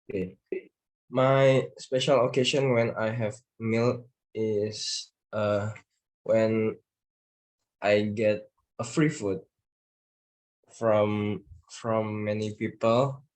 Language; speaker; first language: English; non-native, learner; Indonesian